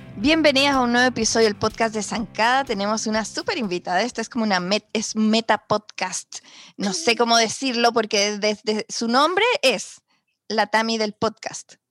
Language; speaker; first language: Spanish; native; Spanish